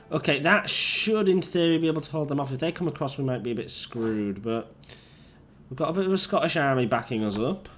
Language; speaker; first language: English; native; English